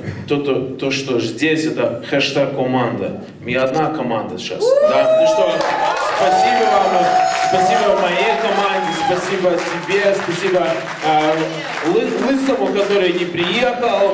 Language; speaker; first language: Russian; non-native, learner; Latvian